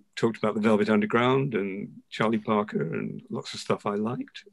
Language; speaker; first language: English; native; English